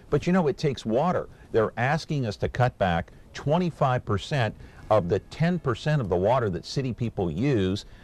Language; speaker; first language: English; native; English